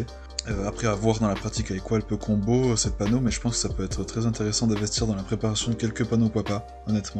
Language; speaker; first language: French; native; French